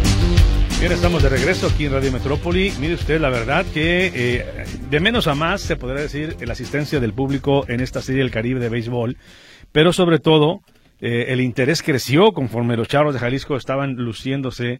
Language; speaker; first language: Spanish; native; Spanish